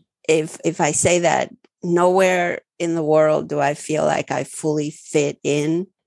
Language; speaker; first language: English; early bilingual, other home language; Spanish